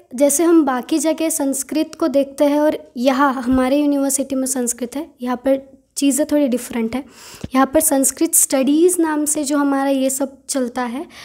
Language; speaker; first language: Hindi; non-native, local second language; Marathi